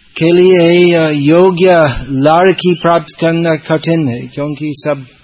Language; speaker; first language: Hindi; non-native, fluent; English